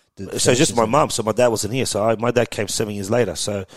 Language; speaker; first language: English; early bilingual, other home language; Persian